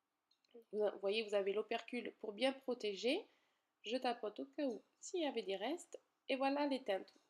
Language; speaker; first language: French; native; French